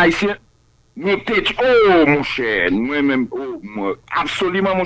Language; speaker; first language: French; non-native, local second language; Haitian Creole